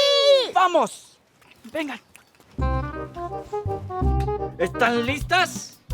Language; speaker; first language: Spanish; native; Spanish